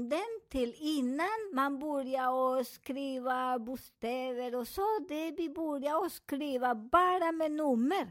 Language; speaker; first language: Swedish; non-native, fluent; Spanish